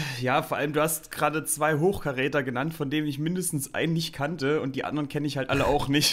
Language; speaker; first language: German; native; German